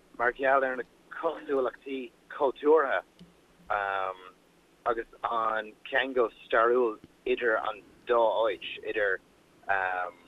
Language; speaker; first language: Irish; non-native, learner; English